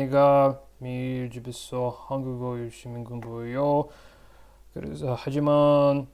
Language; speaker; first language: Korean; non-native, learner; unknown